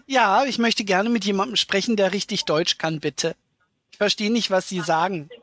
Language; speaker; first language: German; native; German